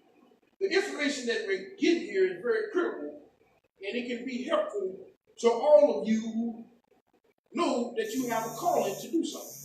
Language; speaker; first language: English; native; English